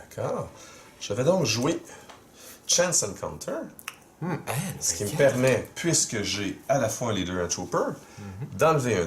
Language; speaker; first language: French; native; French